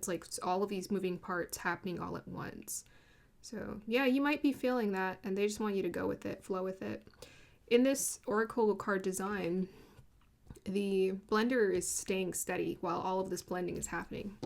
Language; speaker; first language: English; native; English